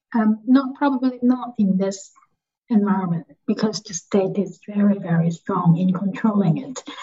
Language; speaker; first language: English; non-native, local second language; Cantonese